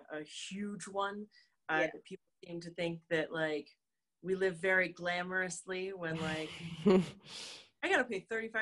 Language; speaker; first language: English; native; English